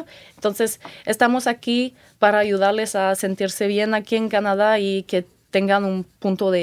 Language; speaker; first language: Spanish; non-native, fluent; French